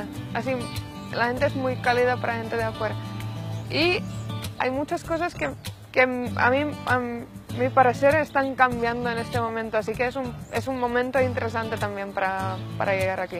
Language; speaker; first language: Spanish; non-native, fluent; Finnish